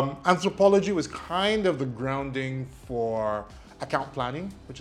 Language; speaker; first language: English; non-native, local second language; Yoruba